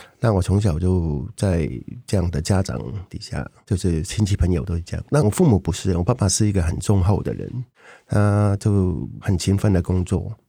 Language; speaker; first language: Chinese; non-native, local second language; Cantonese